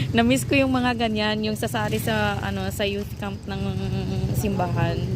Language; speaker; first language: Filipino; non-native, local second language; Cebuano